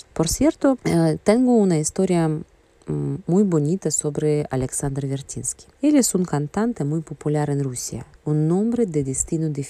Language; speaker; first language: Spanish; non-native, fluent; Russian